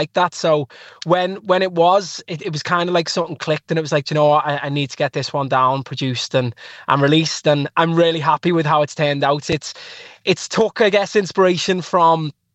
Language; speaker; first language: English; native; English